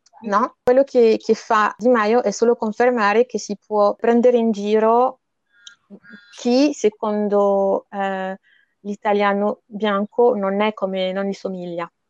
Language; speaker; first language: Italian; non-native, fluent; French